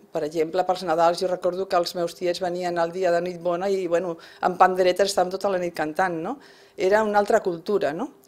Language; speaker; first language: Catalan; non-native, local second language; Spanish